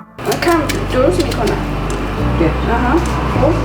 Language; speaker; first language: Persian; non-native, learner; Chinese